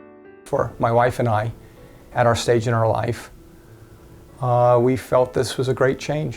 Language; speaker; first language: English; native; English